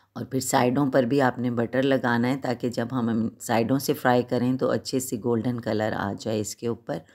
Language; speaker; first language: Hindi; native; Hindi